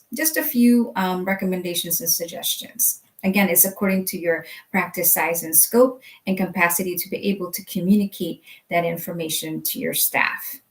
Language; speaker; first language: English; native; English